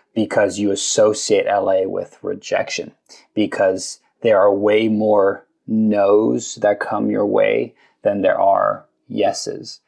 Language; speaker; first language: English; native; English